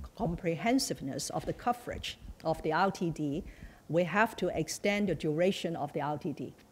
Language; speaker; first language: English; non-native, local second language; Chinese